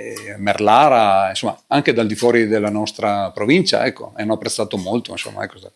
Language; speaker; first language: Italian; native; Italian